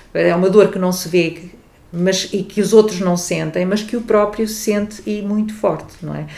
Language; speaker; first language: Portuguese; non-native, local second language; Kabuverdianu